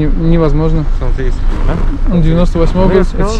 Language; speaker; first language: Russian; native; Russian